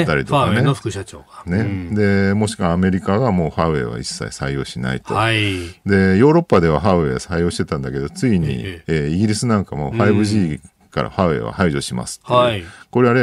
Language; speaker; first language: Japanese; native; Japanese